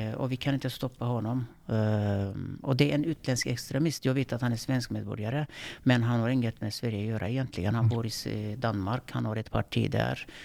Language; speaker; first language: Swedish; non-native, fluent; Turkish